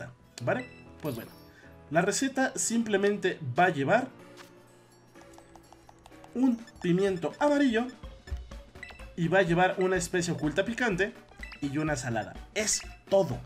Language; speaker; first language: Spanish; native; Spanish